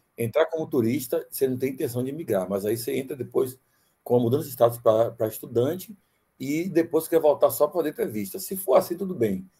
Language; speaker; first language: Portuguese; native; Portuguese